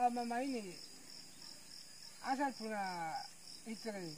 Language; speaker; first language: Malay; non-native, local second language; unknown